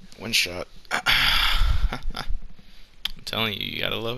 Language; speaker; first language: English; native; English